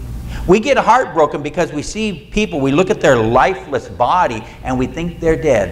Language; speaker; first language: English; native; English